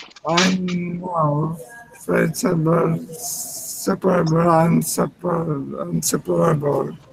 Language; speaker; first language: English; non-native, learner; Spanish